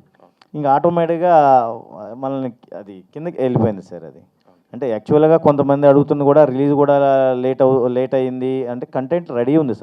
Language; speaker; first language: Telugu; native; Telugu